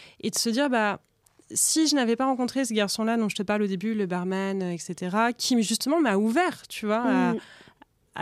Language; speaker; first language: French; native; French